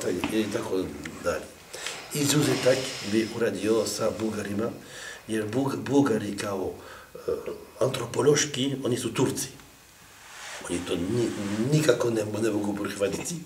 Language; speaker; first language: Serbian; non-native, fluent; French